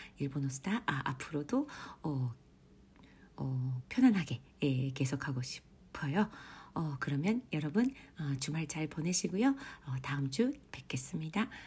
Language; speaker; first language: Korean; non-native, fluent; Japanese